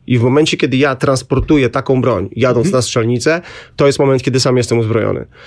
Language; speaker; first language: Polish; native; Polish